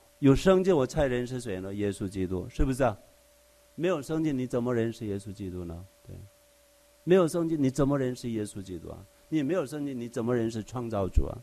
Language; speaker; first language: Chinese; non-native, fluent; Korean